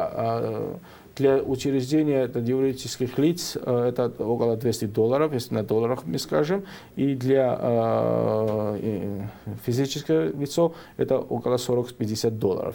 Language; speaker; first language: Russian; non-native, fluent; Georgian